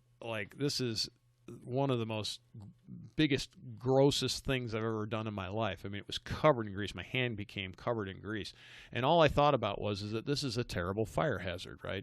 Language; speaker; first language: English; native; English